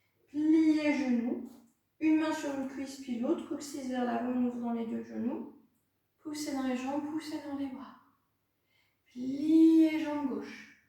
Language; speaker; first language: French; native; French